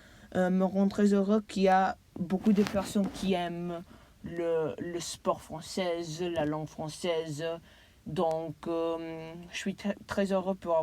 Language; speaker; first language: French; non-native, learner; English